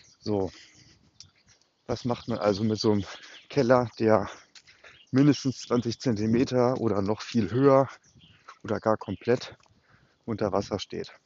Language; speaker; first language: German; native; German